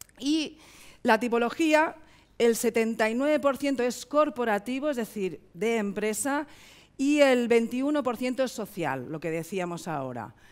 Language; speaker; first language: Spanish; native; Spanish